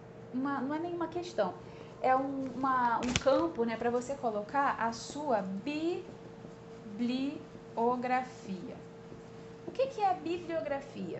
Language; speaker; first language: Portuguese; native; Portuguese